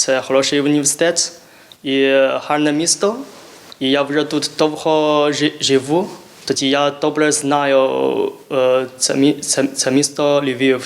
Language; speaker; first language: Ukrainian; non-native, learner; Chinese